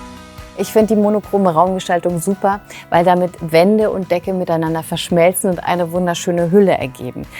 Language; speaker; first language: German; native; German